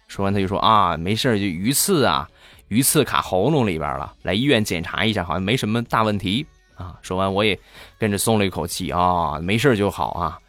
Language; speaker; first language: Chinese; native; Chinese